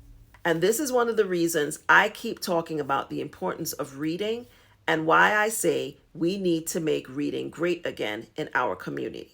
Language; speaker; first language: English; native; English